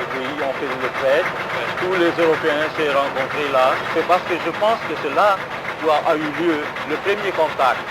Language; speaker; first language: French; non-native, fluent; Bangla